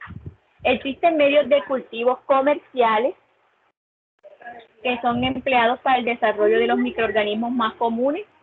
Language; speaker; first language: Spanish; native; Spanish